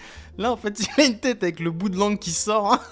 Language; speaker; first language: French; native; French